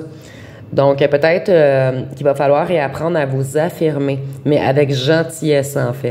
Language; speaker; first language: French; native; French